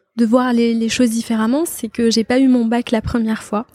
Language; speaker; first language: French; non-native, local second language; Arabic